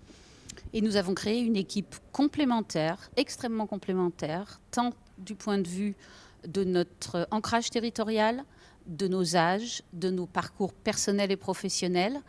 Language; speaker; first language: French; native; French